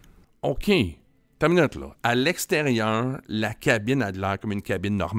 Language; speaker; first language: French; native; French